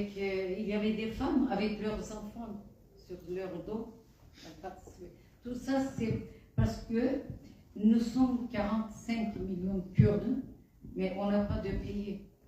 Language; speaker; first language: French; non-native, fluent; Kurdish